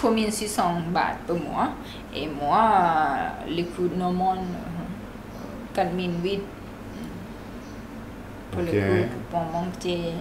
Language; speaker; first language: French; non-native, learner; Thai